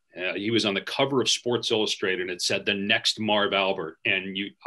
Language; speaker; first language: English; native; English